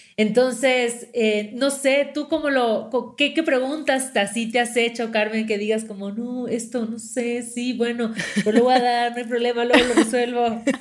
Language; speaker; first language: Spanish; native; Spanish